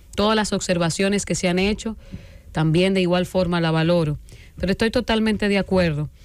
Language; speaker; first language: Spanish; native; Spanish